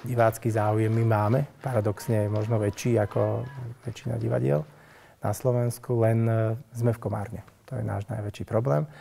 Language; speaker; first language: Slovak; native; Slovak